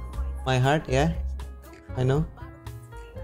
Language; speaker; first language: English; non-native, learner; Indonesian